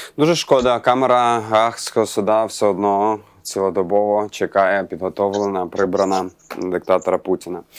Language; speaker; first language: Ukrainian; non-native, local second language; Russian